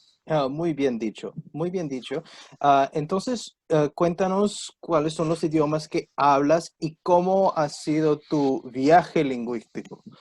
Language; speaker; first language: Spanish; non-native, fluent; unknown